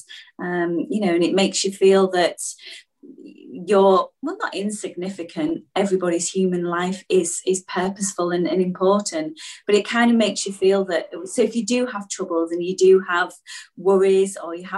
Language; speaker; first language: English; native; English